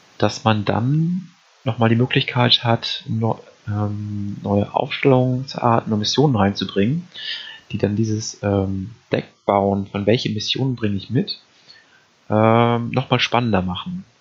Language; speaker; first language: German; native; German